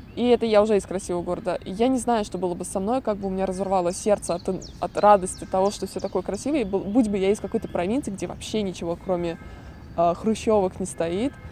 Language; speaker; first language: Russian; native; Russian